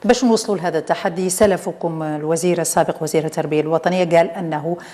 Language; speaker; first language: Arabic; native; Arabic